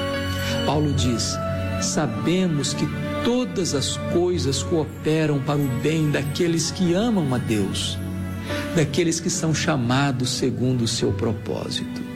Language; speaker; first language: Portuguese; native; Portuguese